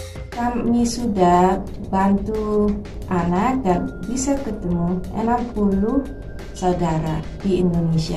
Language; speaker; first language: Indonesian; early bilingual, heritage; Dutch